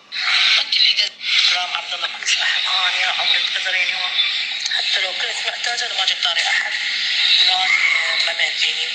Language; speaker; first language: Arabic; native; Arabic